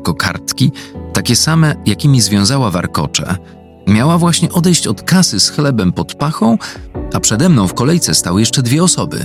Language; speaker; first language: Polish; native; Polish